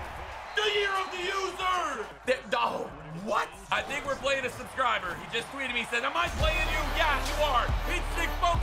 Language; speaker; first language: English; native; English